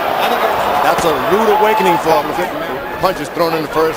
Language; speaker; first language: English; native; English